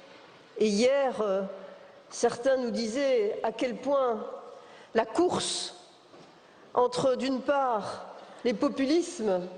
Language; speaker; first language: French; native; French